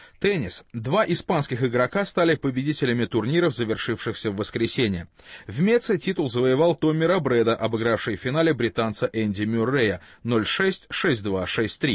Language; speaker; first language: Russian; native; Russian